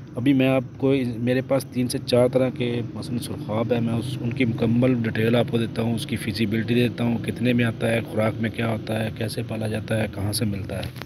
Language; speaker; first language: Urdu; non-native, local second language; Punjabi